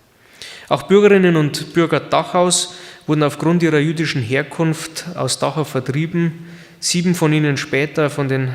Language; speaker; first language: German; native; German